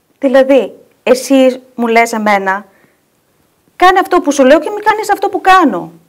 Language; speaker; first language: Greek; non-native, fluent; Albanian